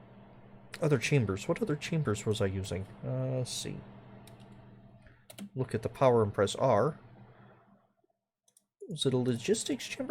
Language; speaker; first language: English; native; English